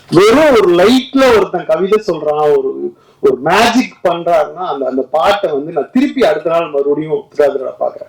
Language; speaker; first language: Tamil; native; Tamil